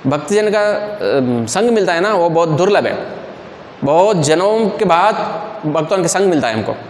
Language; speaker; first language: Hindi; non-native, local second language; Kannada